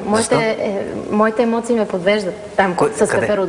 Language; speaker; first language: Bulgarian; native; Bulgarian